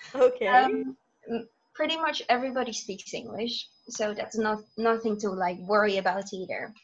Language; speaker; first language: English; non-native, fluent; Dutch